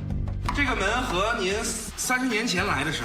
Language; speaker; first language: Chinese; native; Chinese